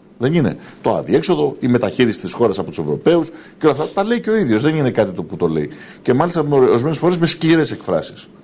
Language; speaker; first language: Greek; native; Greek